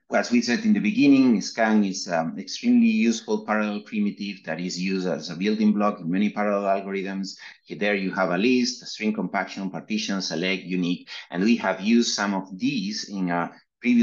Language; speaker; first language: English; non-native, fluent; Spanish